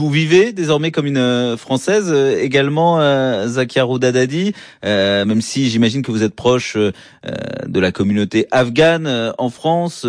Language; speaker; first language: French; native; French